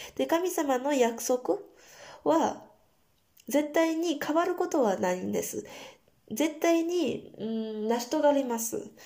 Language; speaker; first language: Japanese; non-native, fluent; Korean